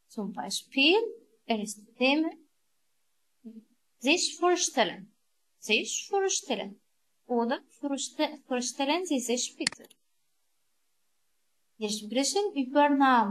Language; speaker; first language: German; non-native, learner; Arabic